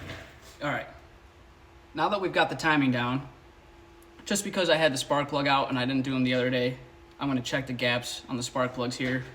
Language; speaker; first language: English; native; English